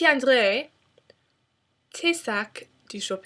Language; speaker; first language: French; non-native, learner; English